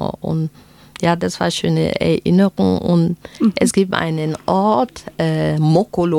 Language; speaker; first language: German; non-native, fluent; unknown